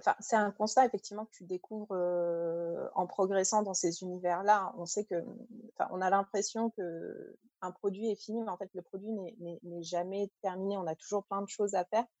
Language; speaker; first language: French; early bilingual, other home language; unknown